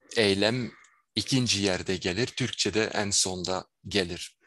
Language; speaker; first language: Turkish; non-native, fluent; Dutch